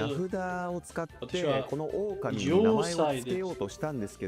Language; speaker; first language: Japanese; native; Japanese